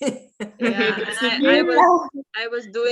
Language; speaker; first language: English; non-native, learner; Latvian